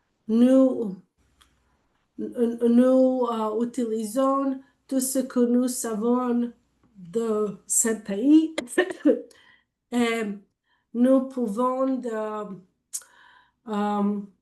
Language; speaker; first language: French; non-native, learner; English